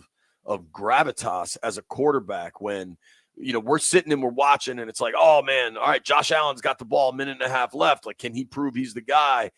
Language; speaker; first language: English; native; English